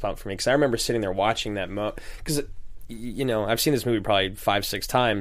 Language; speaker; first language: English; native; English